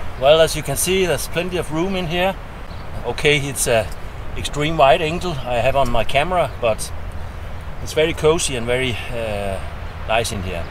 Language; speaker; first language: English; non-native, fluent; Danish